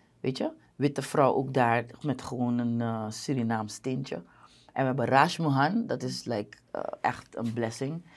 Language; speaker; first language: Dutch; native; Dutch